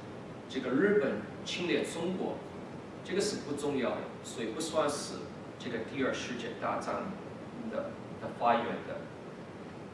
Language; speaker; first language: Chinese; early bilingual, heritage; English